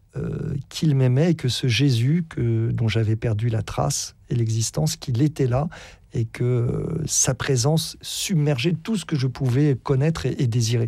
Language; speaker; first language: French; native; French